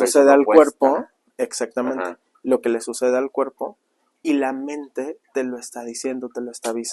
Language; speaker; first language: Spanish; native; Spanish